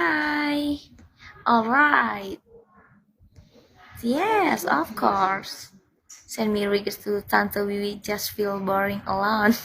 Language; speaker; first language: English; non-native, learner; Indonesian